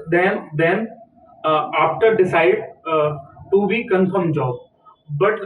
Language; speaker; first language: English; non-native, learner; Hindi